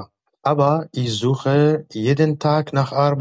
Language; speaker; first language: German; non-native, learner; Arabic